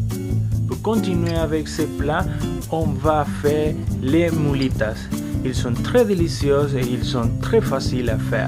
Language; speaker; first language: French; non-native, learner; Spanish